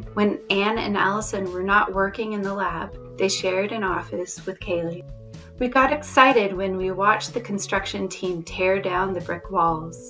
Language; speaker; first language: English; native; English